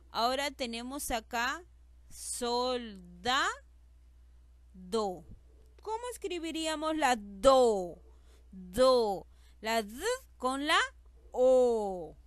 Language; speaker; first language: Spanish; native; Spanish